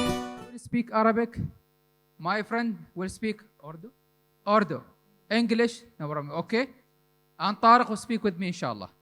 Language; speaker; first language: English; non-native, learner; Arabic